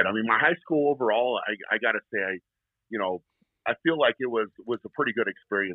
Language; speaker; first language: English; native; English